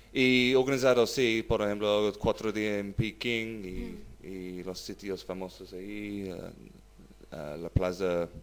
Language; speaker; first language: Spanish; non-native, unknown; English